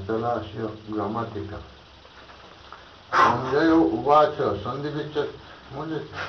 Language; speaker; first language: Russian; non-native, learner; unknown